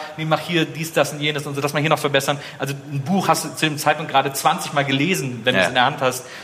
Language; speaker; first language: German; native; German